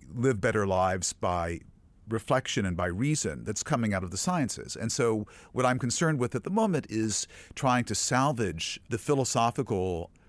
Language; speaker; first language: English; native; English